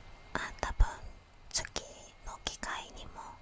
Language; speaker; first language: Japanese; non-native, fluent; Indonesian